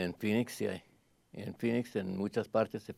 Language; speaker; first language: Spanish; early bilingual, heritage; Spanish